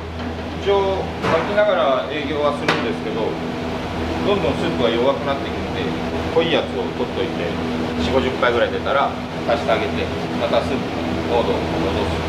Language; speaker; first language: Japanese; native; Japanese